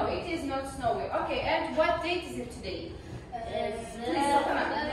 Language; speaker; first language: English; non-native, learner; Kazakh